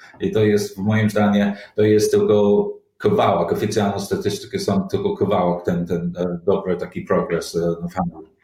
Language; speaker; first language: Polish; non-native, learner; English